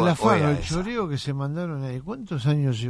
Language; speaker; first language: Spanish; native; Spanish